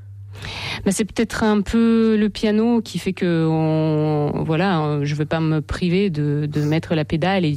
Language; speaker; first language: French; non-native, fluent; Russian